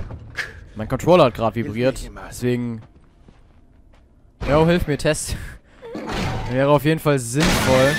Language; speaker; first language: German; native; German